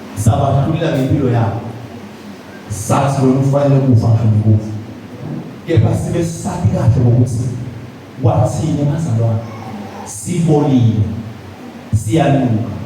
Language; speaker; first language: Zulu; non-native, local second language; Swati